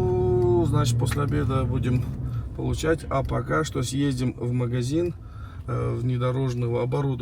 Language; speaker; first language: Russian; native; Russian